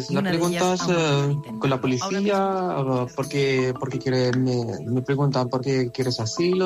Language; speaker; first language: Spanish; non-native, learner; Arabic